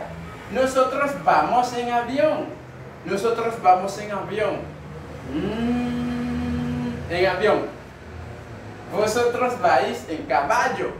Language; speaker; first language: Spanish; non-native, fluent; Haitian Creole